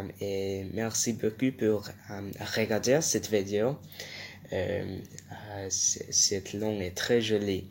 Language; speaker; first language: French; non-native, learner; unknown